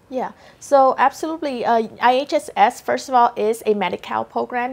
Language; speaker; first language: English; early bilingual, other home language; Vietnamese